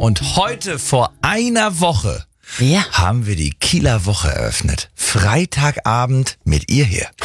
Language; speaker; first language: German; native; German